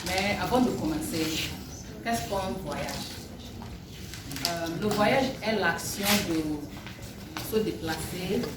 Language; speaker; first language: French; non-native, learner; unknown